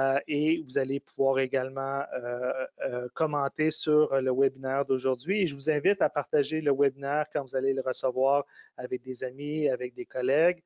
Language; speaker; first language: French; native; French